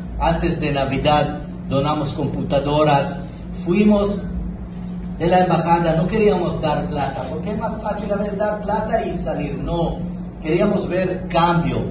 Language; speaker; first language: Spanish; non-native, fluent; Hebrew